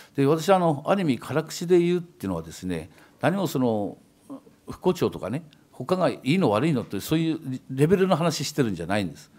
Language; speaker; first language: Japanese; native; Japanese